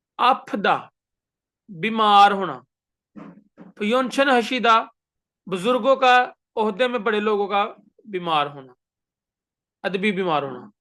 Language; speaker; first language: Urdu; native; Urdu